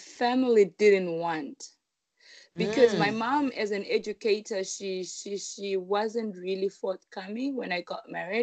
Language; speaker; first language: English; non-native, local second language; Shona